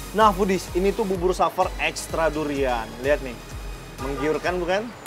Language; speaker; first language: Indonesian; native; Indonesian